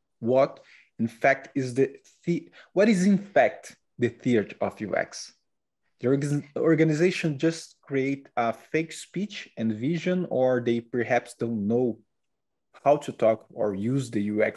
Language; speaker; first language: English; non-native, learner; Portuguese